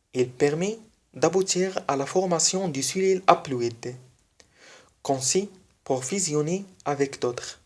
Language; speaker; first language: French; non-native, fluent; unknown